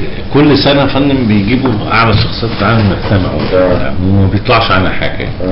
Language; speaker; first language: Arabic; native; Arabic